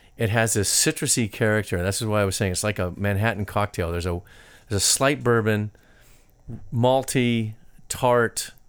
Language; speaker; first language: English; native; English